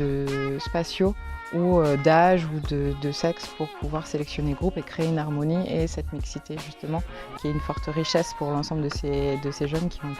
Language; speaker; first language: French; native; French